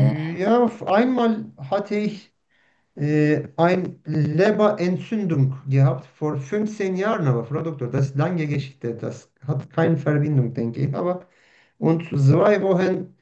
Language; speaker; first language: German; non-native, learner; Turkish